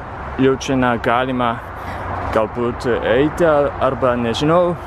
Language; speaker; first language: Lithuanian; non-native, learner; Japanese